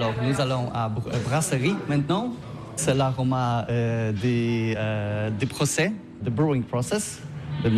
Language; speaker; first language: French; non-native, learner; Polish